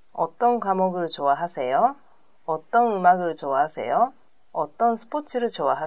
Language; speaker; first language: Korean; non-native, learner; Japanese